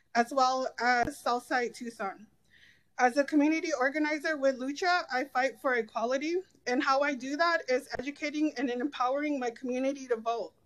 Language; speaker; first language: English; native; English